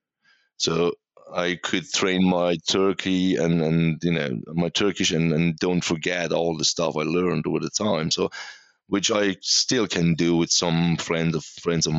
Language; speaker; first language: English; non-native, fluent; Persian